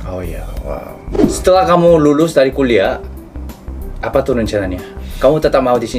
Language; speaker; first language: Indonesian; non-native, fluent; Korean